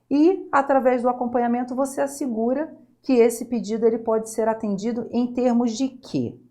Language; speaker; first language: Portuguese; native; Portuguese